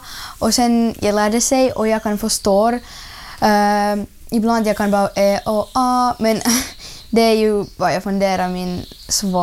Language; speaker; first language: Swedish; non-native, learner; Ukrainian